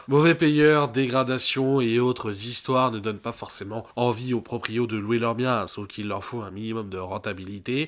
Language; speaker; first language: French; native; French